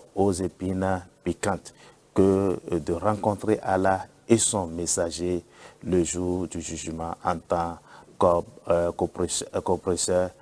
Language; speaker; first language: French; non-native, local second language; Yoruba